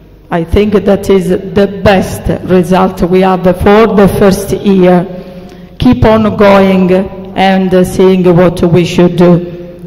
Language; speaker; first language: English; non-native, fluent; Italian